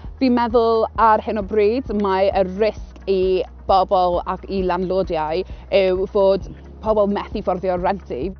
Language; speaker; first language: Welsh; non-native, local second language; English